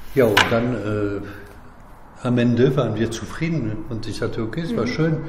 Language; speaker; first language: German; non-native, fluent; French